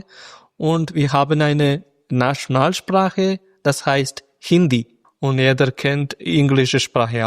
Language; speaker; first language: German; non-native, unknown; Malayalam